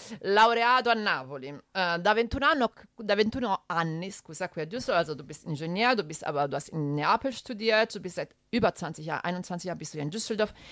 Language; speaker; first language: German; early bilingual, other home language; Italian